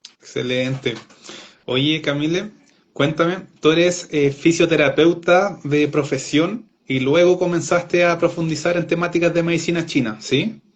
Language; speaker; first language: Spanish; native; Spanish